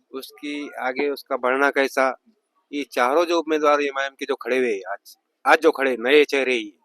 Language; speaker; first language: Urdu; non-native, local second language; Marathi